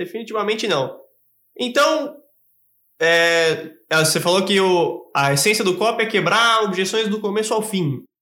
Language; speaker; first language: Portuguese; native; Portuguese